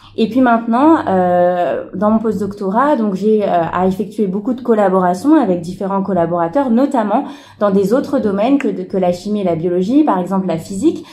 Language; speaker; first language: French; native; French